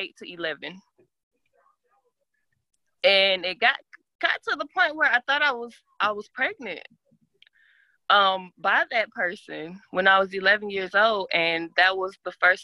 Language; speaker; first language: English; native; English